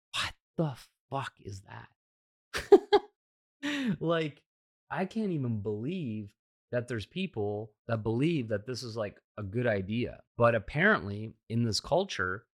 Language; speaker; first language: English; early bilingual, heritage; Hungarian